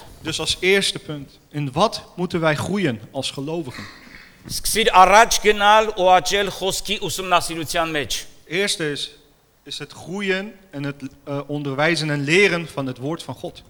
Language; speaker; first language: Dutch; non-native, fluent; Armenian